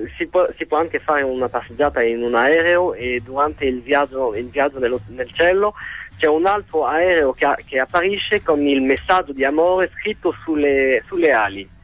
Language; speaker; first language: Italian; non-native, fluent; French